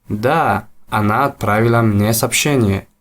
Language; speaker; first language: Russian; non-native, local second language; Tajik